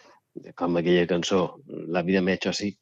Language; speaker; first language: Catalan; native; Catalan